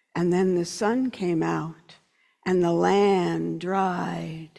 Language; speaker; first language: English; native; English